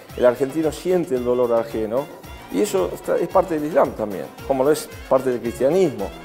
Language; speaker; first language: Spanish; early bilingual, other home language; Arabic